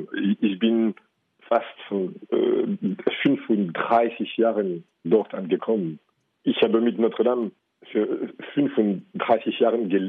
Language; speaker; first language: German; non-native, fluent; French